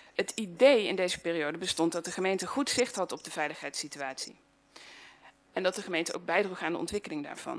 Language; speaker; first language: Dutch; native; Dutch